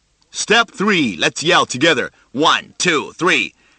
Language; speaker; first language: English; non-native, fluent; Chinese